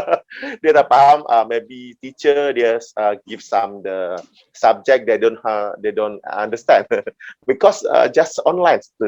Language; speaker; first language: English; non-native, learner; Indonesian